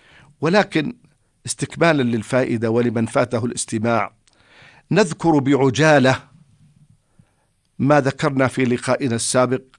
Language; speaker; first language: Arabic; native; Arabic